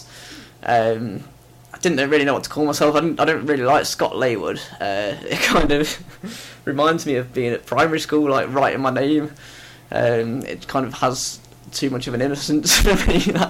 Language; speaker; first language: English; native; English